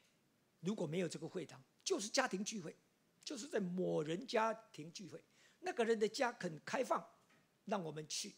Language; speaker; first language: Chinese; native; Chinese